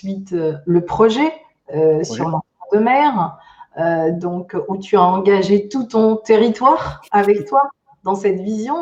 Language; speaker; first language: French; native; French